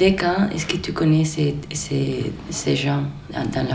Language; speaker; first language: French; non-native, learner; Spanish